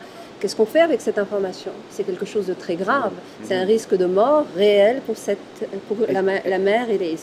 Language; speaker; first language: French; native; French